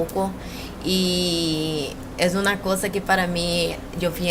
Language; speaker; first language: Spanish; non-native, learner; Portuguese